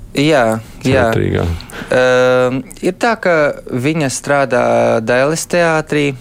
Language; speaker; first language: Latvian; early bilingual, heritage; Latvian